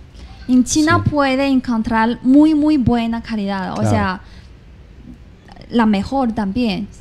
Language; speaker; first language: Spanish; non-native, fluent; Chinese